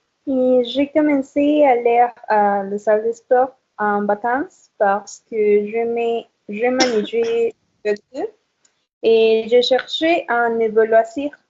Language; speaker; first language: French; non-native, learner; Spanish